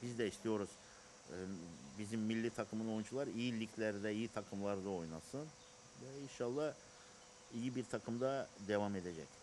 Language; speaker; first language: Turkish; non-native, learner; Russian